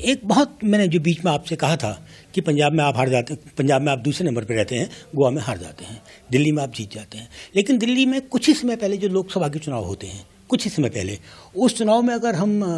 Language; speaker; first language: Hindi; native; Hindi